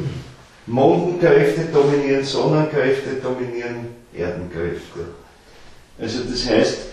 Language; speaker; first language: German; native; German